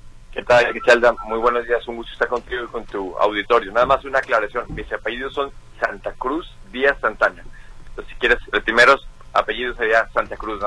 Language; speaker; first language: Spanish; native; Spanish